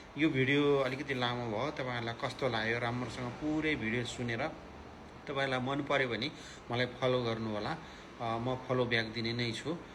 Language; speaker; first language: Nepali; native; Nepali